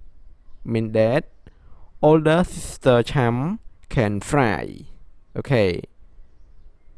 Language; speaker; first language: English; non-native, learner; Khmer